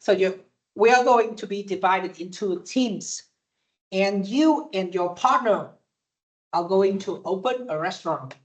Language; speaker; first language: English; non-native, fluent; Vietnamese